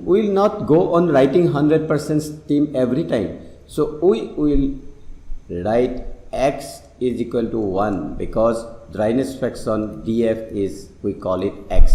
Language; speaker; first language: English; non-native, local second language; Assamese